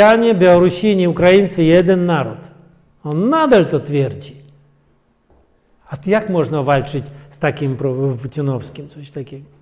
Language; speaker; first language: Polish; non-native, fluent; Russian